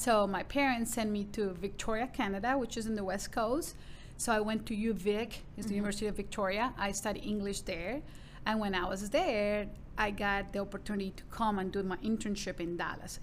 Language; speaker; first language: English; non-native, fluent; Spanish